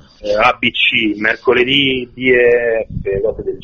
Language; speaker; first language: Italian; native; Italian